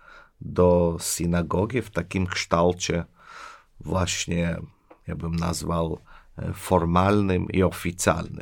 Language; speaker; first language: Polish; non-native, fluent; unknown